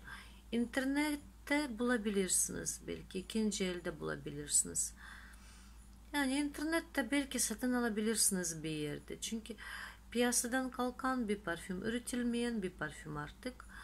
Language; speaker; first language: Turkish; non-native, fluent; Russian